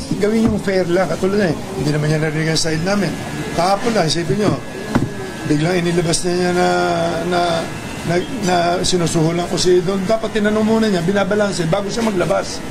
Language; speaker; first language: Filipino; native; Filipino